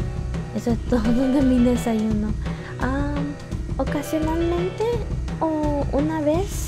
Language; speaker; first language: Spanish; early bilingual, heritage; English